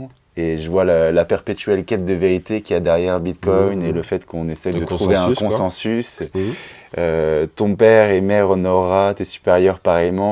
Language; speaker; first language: French; native; French